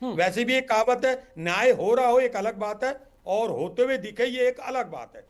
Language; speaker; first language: Hindi; native; Hindi